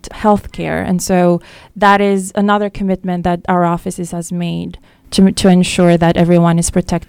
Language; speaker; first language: English; non-native, fluent; French